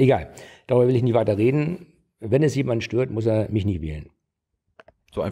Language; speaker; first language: German; native; German